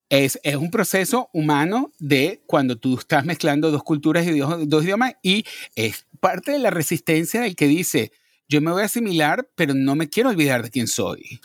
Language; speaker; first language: Spanish; native; Spanish